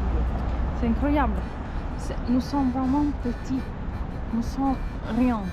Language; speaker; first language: French; non-native, fluent; Italian